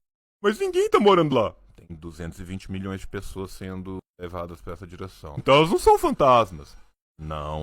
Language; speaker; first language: Portuguese; native; Portuguese